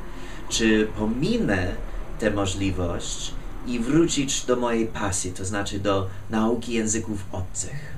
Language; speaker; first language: Polish; non-native, fluent; English